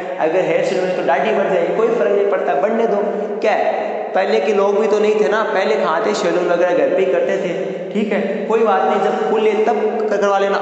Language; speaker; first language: Hindi; native; Hindi